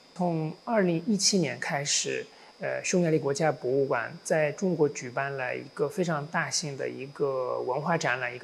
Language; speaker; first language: Chinese; non-native, fluent; Hungarian